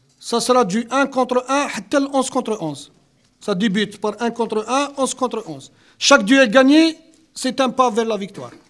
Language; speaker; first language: French; non-native, local second language; Arabic